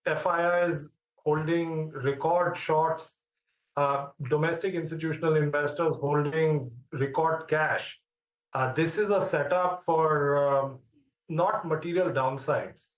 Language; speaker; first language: English; non-native, local second language; Hindi